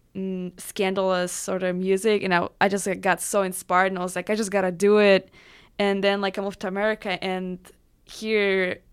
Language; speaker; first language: English; non-native, fluent; Russian